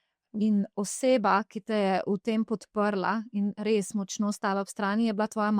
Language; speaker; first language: Slovenian; native; Slovenian